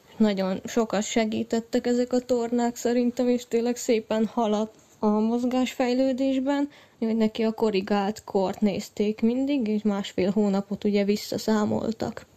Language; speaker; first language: Hungarian; native; Hungarian